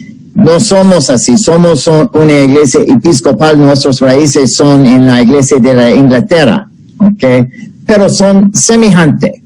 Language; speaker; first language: Spanish; non-native, fluent; English